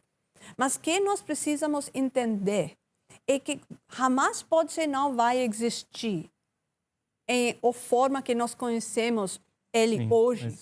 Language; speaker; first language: Portuguese; non-native, learner; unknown